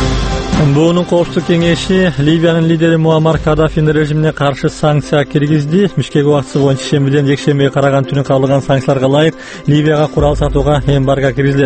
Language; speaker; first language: Kyrgyz; native; Kyrgyz